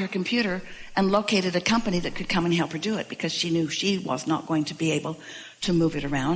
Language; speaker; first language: English; native; English